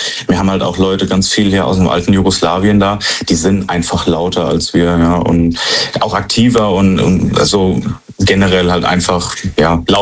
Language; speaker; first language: German; native; German